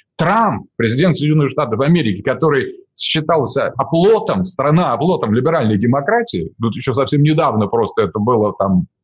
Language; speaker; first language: Russian; native; Russian